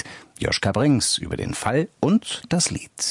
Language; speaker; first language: German; native; German